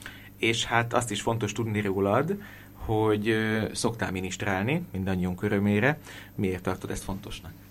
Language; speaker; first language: Hungarian; native; Hungarian